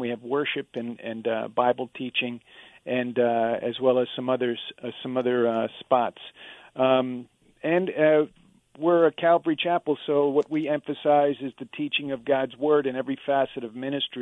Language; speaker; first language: English; native; English